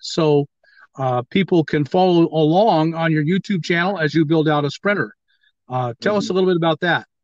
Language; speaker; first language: English; native; English